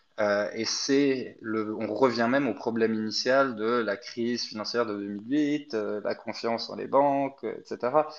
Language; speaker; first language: French; non-native, fluent; Arabic